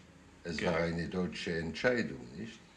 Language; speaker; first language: German; non-native, fluent; French